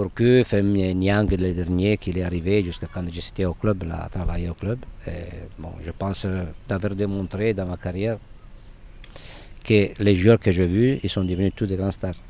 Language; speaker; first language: French; non-native, fluent; Italian